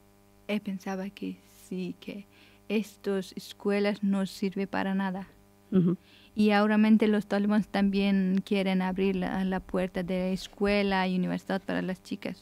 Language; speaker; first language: Spanish; non-native, learner; Persian